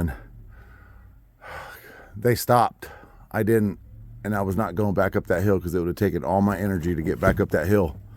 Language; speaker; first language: English; native; English